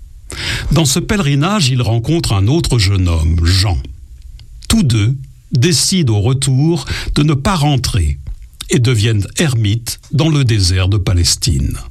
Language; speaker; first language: French; native; French